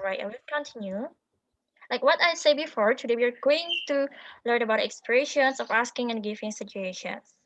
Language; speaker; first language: English; non-native, learner; Indonesian